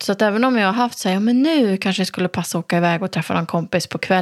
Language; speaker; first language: Swedish; native; Swedish